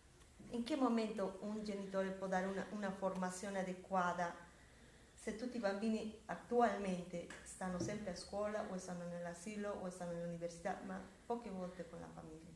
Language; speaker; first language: Italian; non-native, fluent; Spanish